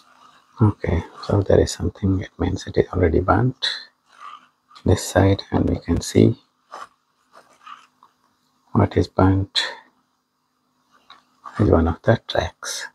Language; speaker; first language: English; non-native, fluent; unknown